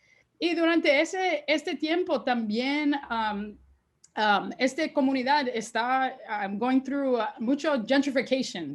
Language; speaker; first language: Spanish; early bilingual, heritage; Spanish